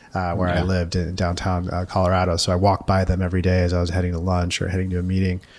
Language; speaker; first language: English; native; English